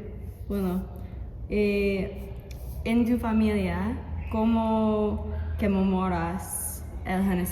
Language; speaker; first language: Spanish; non-native, learner; English